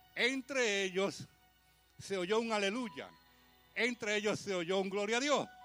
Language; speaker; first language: Spanish; early bilingual, heritage; Spanish